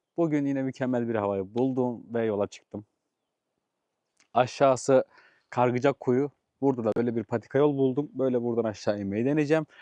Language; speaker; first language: Turkish; native; Turkish